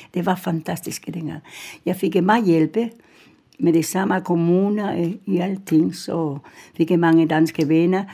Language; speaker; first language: Danish; non-native, fluent; Spanish